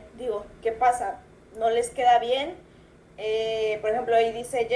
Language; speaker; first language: Spanish; native; Spanish